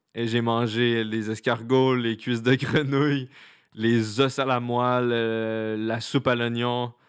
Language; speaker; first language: French; native; French